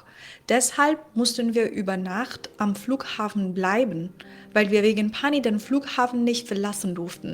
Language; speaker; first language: German; non-native, fluent; Persian